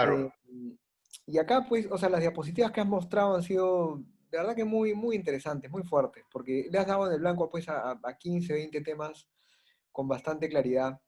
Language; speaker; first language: Spanish; native; Spanish